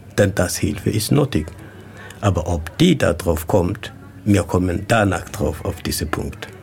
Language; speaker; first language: German; non-native, learner; Swahili